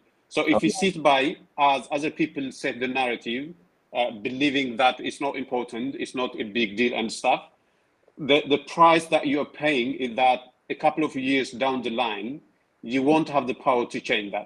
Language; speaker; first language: English; non-native, fluent; Tigrinya